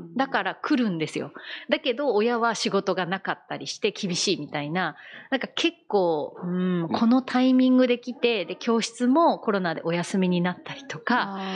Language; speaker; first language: Japanese; native; Japanese